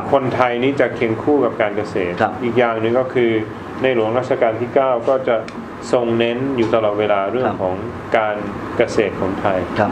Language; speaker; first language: Thai; early bilingual, other home language; Swedish